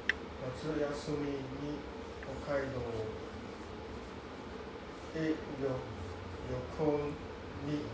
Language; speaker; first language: Japanese; non-native, learner; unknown